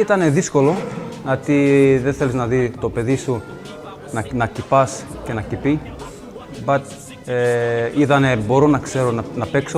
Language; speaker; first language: Greek; early bilingual, heritage; English